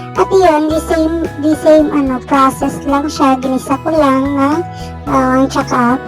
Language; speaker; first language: Filipino; non-native, local second language; Iloko